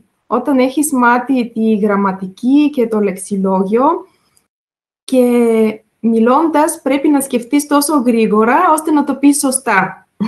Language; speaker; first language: Greek; non-native, fluent; Bulgarian